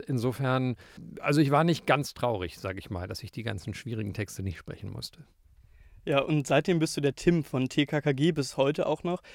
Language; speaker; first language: German; native; German